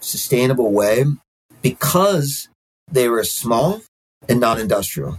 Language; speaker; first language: English; native; English